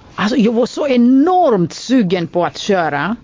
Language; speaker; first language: Swedish; non-native, fluent; Greek